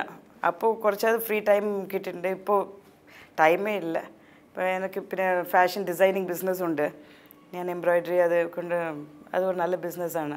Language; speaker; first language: Malayalam; non-native, local second language; Tamil